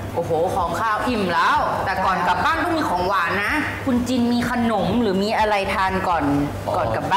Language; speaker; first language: Thai; native; Thai